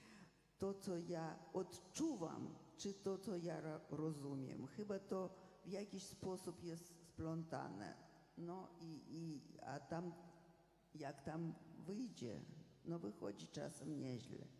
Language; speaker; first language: Polish; non-native, fluent; Russian